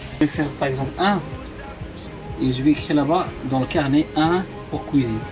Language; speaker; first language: French; non-native, fluent; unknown